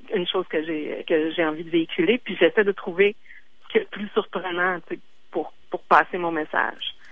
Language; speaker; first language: French; native; French